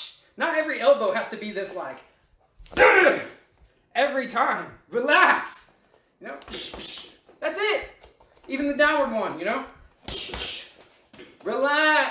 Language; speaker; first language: English; native; English